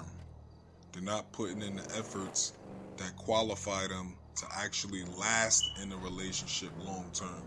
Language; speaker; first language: English; native; English